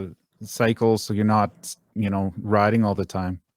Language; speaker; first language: English; native; English